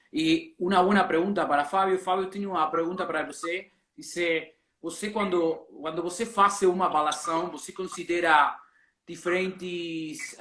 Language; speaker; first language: Portuguese; non-native, learner; Spanish